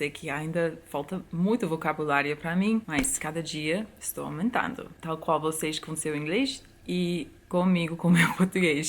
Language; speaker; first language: Portuguese; non-native, fluent; English